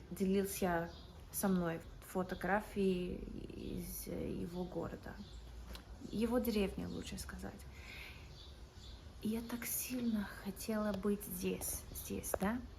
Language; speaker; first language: Russian; non-native, fluent; English